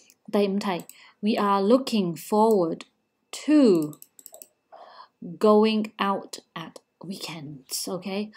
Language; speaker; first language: English; non-native, local second language; Cantonese